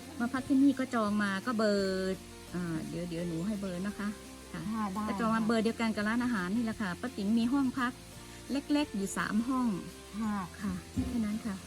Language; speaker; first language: Thai; native; Thai